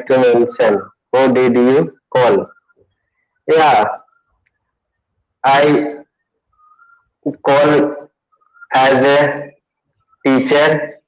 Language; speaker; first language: English; non-native, learner; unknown